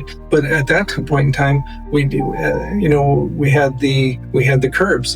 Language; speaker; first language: English; native; English